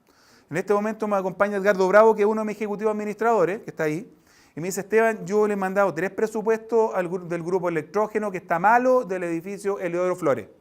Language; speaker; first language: Spanish; native; Spanish